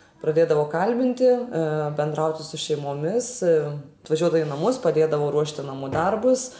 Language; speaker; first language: Lithuanian; native; Lithuanian